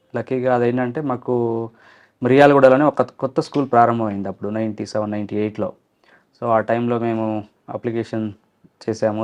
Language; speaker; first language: Telugu; non-native, local second language; Lambadi